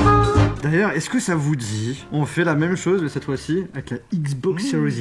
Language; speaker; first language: French; native; French